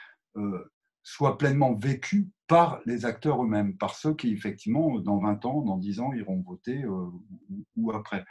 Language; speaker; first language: French; native; French